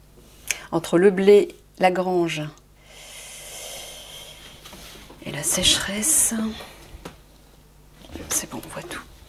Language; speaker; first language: French; native; French